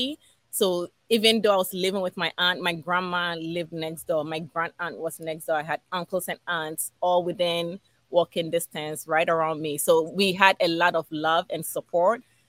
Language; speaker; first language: English; non-native, local second language; Ga